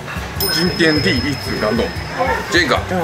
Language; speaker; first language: Chinese; non-native, learner; Japanese